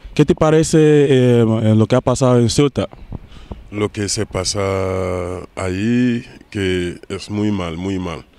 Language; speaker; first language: Spanish; non-native, learner; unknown